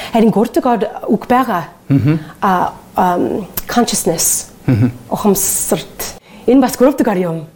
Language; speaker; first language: Mongolian; non-native, learner; English